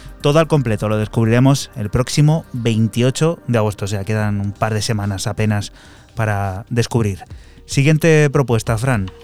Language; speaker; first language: Spanish; native; Spanish